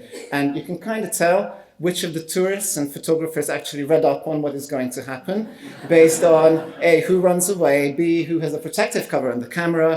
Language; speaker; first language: English; non-native, fluent; Hungarian